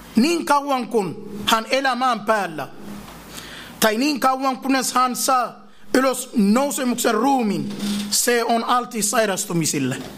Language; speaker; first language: Finnish; non-native, fluent; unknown